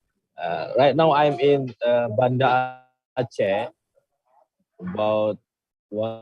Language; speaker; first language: English; non-native, learner; Indonesian